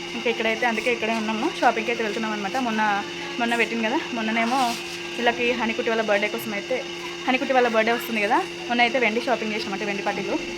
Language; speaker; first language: Telugu; native; Telugu